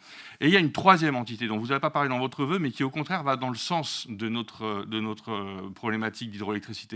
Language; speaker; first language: French; native; French